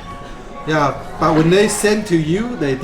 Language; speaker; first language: English; non-native, fluent; Chinese